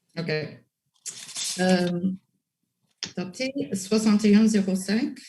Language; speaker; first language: French; non-native, local second language; English